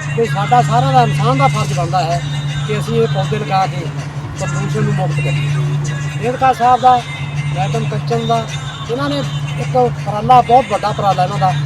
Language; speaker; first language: Punjabi; native; Punjabi